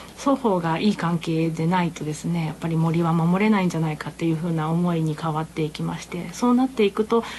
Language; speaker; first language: Japanese; native; Japanese